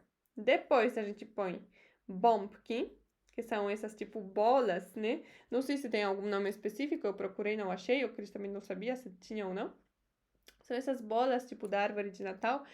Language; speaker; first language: Portuguese; non-native, fluent; Polish